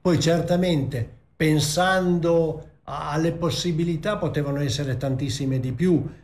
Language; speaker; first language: Italian; native; Italian